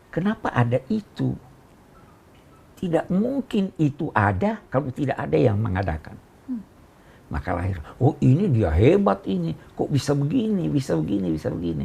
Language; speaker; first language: Indonesian; native; Indonesian